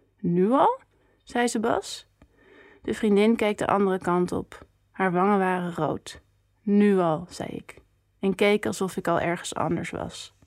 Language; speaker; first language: Dutch; native; Dutch